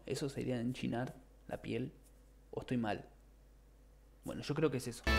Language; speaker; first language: Spanish; native; Spanish